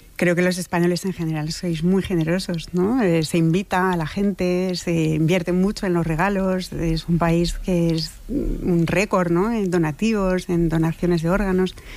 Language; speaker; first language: Spanish; non-native, fluent; French